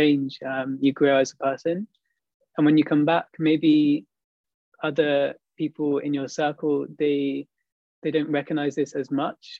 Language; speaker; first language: English; native; English